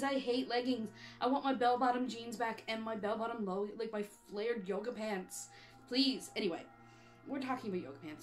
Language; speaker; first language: English; native; English